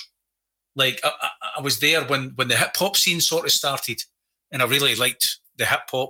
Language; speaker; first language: English; native; English